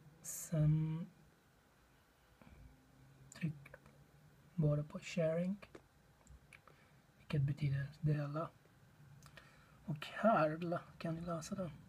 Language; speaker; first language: Swedish; non-native, learner; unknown